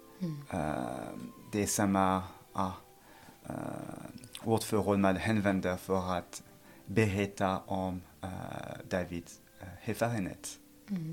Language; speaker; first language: Swedish; non-native, fluent; French